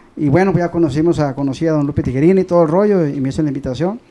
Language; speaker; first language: Spanish; native; Spanish